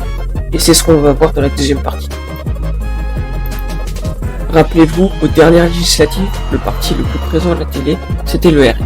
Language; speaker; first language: French; native; French